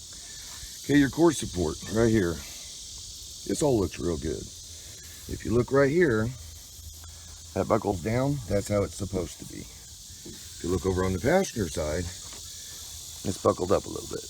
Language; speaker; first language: English; native; English